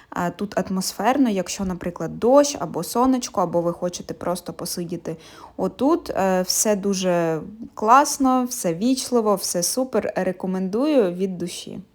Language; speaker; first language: Ukrainian; non-native, local second language; Russian